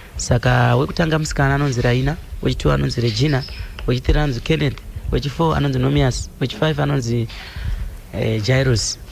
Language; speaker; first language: Shona; early bilingual, other home language; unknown